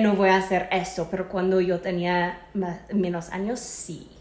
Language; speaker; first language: Spanish; non-native, fluent; English